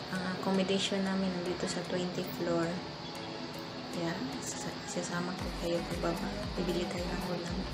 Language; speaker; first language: Filipino; non-native, local second language; Cebuano